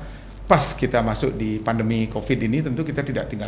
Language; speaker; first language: Indonesian; native; Indonesian